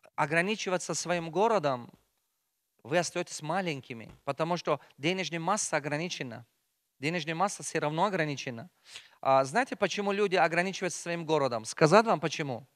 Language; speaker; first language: Russian; non-native, local second language; Tajik